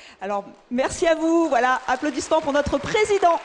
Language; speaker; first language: French; native; French